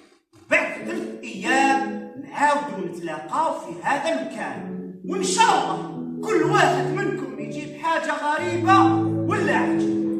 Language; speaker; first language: Arabic; native; Arabic